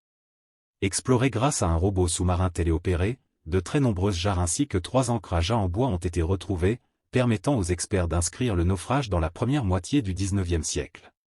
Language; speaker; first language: French; native; French